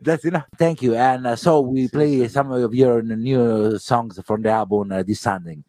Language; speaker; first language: English; non-native, fluent; Italian